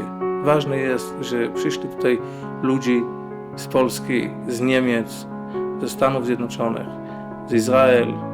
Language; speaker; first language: Polish; non-native, fluent; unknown